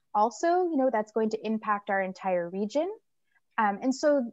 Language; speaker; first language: English; native; English